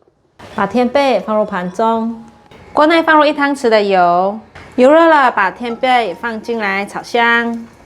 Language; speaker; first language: Chinese; native; Chinese